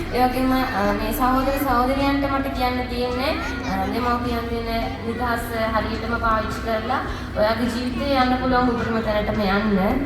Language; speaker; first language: Sinhala; non-native, local second language; Tamil